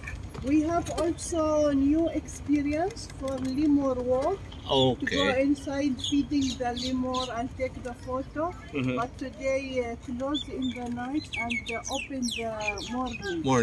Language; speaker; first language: English; non-native, learner; Arabic